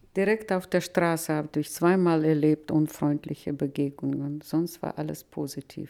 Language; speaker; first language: German; non-native, fluent; Russian